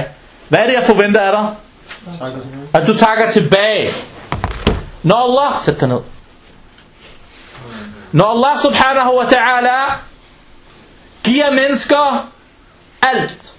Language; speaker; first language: Danish; non-native, local second language; Arabic